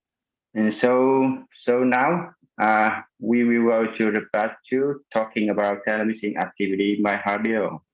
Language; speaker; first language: English; non-native, fluent; Vietnamese